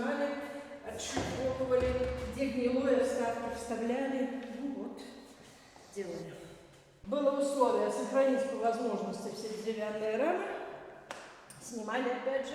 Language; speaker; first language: Russian; native; Russian